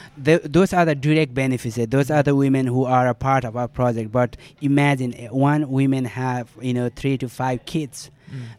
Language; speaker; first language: English; non-native, local second language; Nepali